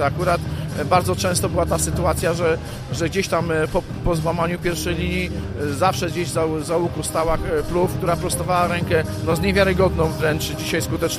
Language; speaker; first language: Polish; native; Polish